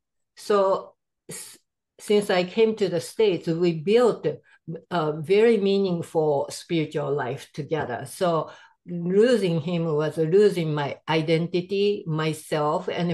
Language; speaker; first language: English; non-native, fluent; Japanese